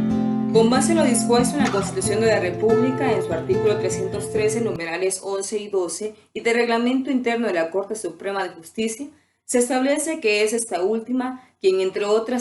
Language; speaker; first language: Spanish; native; Spanish